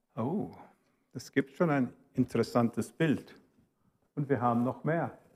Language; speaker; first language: German; early bilingual, heritage; German